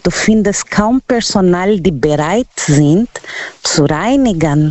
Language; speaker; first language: German; non-native, learner; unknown